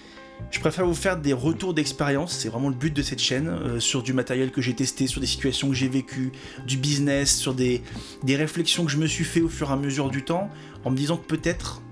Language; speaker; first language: French; native; French